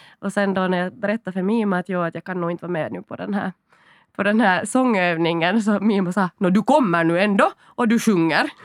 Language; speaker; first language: Swedish; native; Swedish